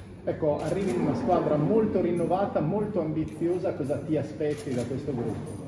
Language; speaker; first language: Italian; native; Italian